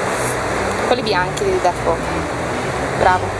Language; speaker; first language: Italian; native; Italian